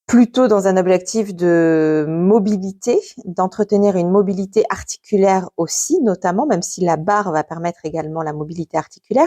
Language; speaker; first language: French; native; French